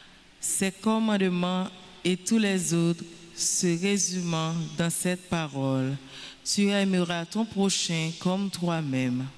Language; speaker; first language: French; non-native, local second language; Haitian Creole